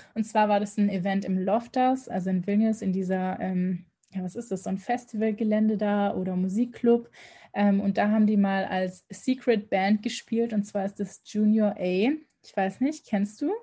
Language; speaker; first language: German; native; German